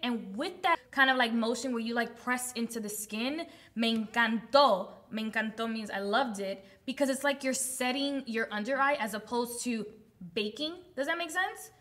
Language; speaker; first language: English; early bilingual, other home language; Spanish